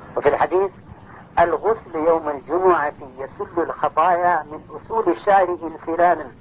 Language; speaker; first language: Arabic; non-native, fluent; Urdu